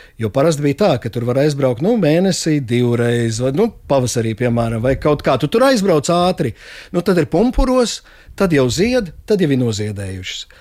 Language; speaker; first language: Latvian; native; Latvian